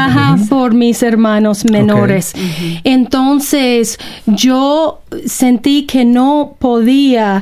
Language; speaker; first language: Spanish; non-native, fluent; English